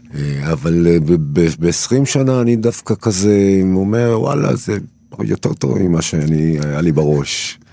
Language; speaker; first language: Hebrew; early bilingual, other home language; Turkish